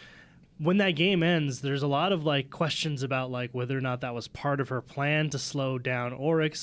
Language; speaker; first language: English; native; English